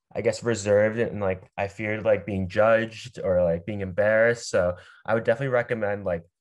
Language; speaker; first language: English; native; English